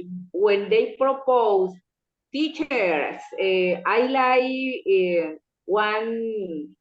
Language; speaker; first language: English; non-native, local second language; Spanish